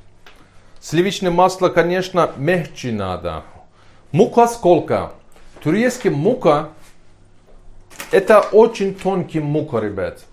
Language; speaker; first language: Russian; non-native, learner; Turkish